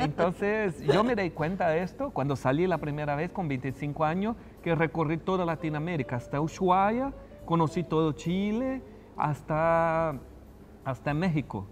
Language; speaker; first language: Spanish; non-native, fluent; Portuguese